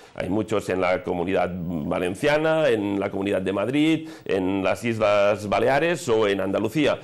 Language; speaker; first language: Spanish; non-native, local second language; Catalan